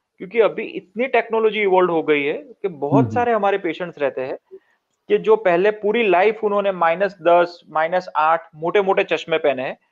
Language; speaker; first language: Hindi; non-native, local second language; Gujarati